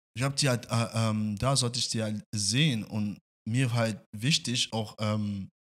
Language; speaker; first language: German; non-native, fluent; French